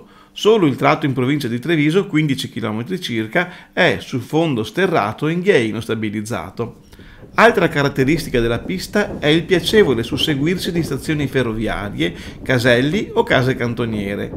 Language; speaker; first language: Italian; native; Italian